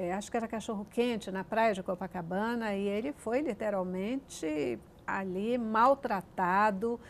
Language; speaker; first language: Portuguese; native; Portuguese